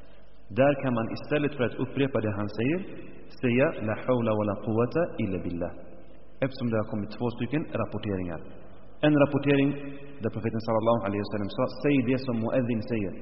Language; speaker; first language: Swedish; early bilingual, other home language; Arabic